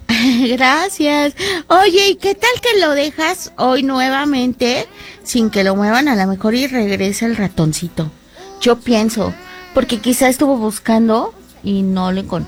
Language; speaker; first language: Spanish; native; Spanish